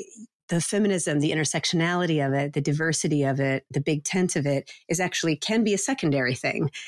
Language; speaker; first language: English; native; English